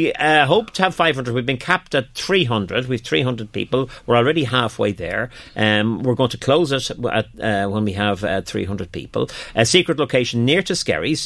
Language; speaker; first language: English; native; English